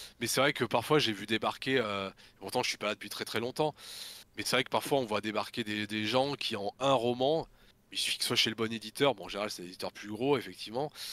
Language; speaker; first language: French; native; French